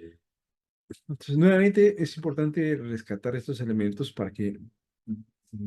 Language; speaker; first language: Spanish; native; Spanish